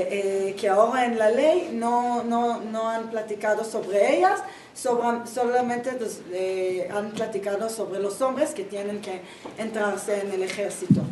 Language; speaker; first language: Spanish; non-native, fluent; Hebrew